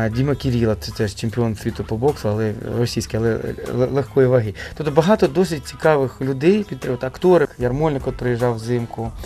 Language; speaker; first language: Ukrainian; native; Ukrainian